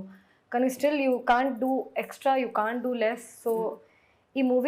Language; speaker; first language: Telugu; non-native, fluent; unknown